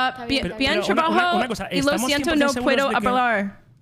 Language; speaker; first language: Spanish; non-native, learner; English